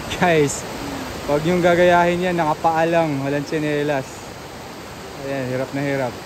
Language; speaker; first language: Filipino; native; Filipino